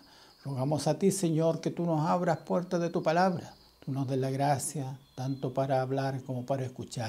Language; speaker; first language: Spanish; native; Spanish